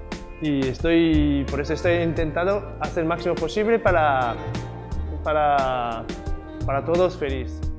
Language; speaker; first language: Spanish; non-native, learner; Japanese